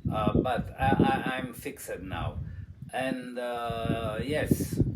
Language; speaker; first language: English; non-native, learner; Italian